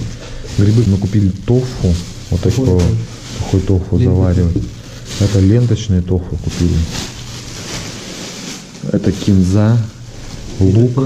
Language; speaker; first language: Russian; native; Russian